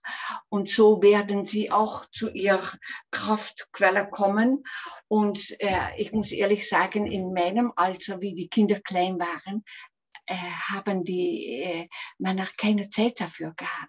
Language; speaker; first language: German; non-native, fluent; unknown